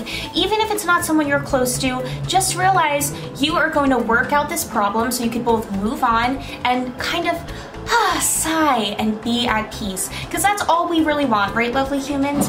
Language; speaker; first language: English; native; English